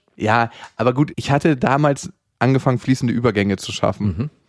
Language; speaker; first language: German; native; German